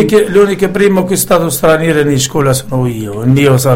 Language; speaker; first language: Italian; non-native, learner; Arabic